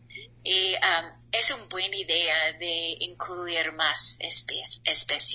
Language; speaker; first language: Spanish; non-native, learner; English